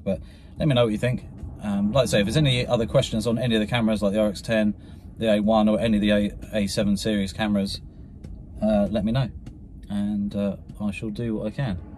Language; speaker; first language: English; native; English